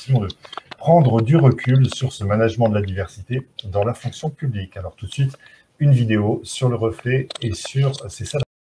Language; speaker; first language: French; native; French